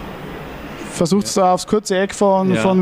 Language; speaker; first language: German; native; German